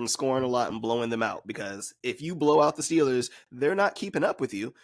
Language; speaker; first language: English; native; English